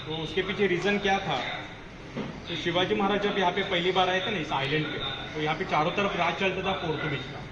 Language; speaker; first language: Hindi; non-native, local second language; Marathi